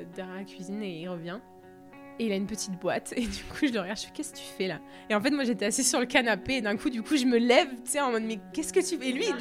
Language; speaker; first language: French; native; French